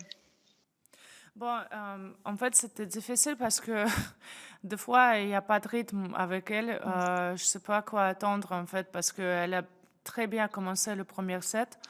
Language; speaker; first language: French; non-native, fluent; Russian